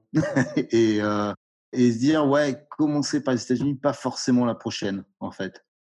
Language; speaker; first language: French; native; French